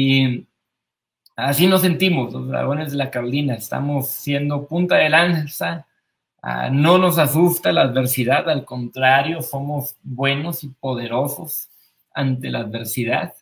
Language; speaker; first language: Spanish; native; Spanish